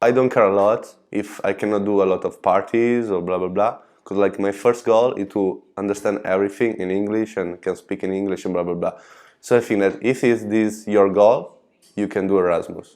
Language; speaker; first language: English; non-native, learner; Italian